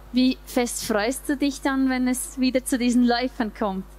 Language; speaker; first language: German; native; German